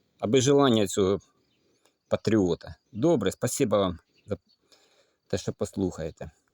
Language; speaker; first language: Ukrainian; non-native, local second language; Russian